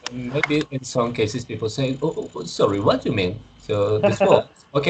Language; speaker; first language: English; non-native, learner; Spanish